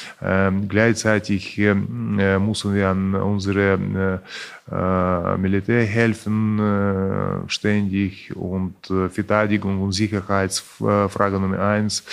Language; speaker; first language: German; non-native, fluent; Russian